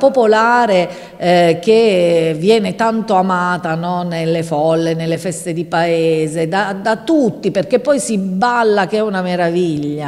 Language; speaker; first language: Italian; native; Italian